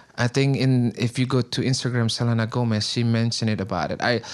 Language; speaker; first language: English; non-native, fluent; Indonesian